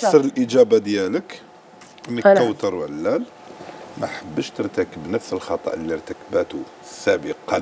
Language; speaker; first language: Arabic; native; Arabic